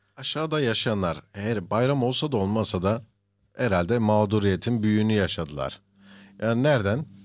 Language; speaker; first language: Turkish; early bilingual, heritage; Turkish